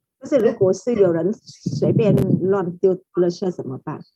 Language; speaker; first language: Chinese; non-native, fluent; Vietnamese